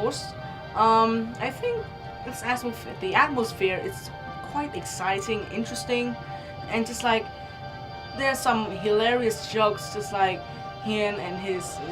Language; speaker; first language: English; non-native, learner; Vietnamese